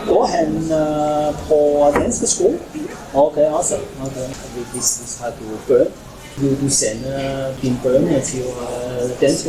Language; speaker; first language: Danish; non-native, learner; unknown